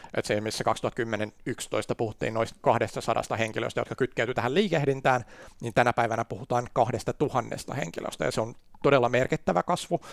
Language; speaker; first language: Finnish; native; Finnish